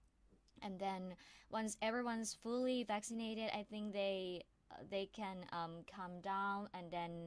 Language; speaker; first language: English; non-native, fluent; Thai